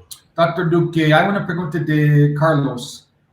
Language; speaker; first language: Spanish; non-native, learner; English